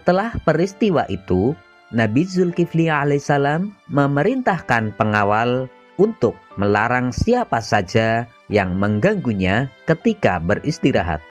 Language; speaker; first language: Indonesian; native; Indonesian